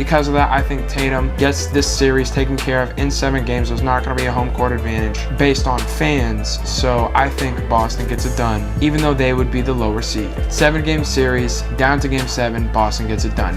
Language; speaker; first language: English; native; English